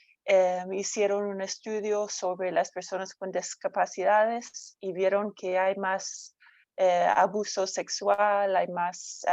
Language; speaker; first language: Spanish; non-native, fluent; English